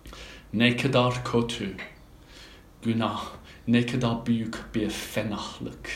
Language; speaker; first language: Turkish; non-native, fluent; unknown